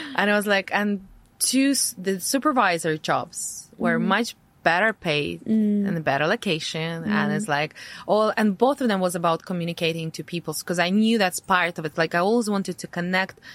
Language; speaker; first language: English; non-native, fluent; Latvian